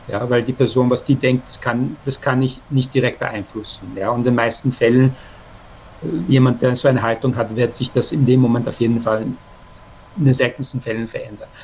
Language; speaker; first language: German; early bilingual, other home language; Persian